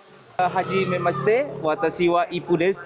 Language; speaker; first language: Japanese; non-native, learner; Indonesian